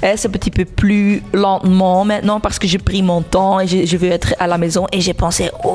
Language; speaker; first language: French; non-native, local second language; Dutch